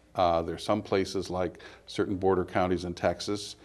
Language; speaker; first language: English; native; English